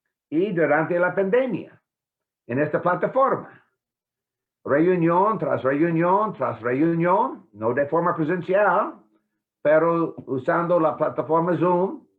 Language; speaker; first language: Spanish; non-native, fluent; English